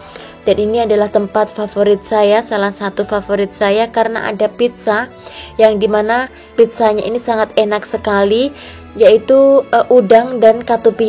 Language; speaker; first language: Indonesian; non-native, local second language; Javanese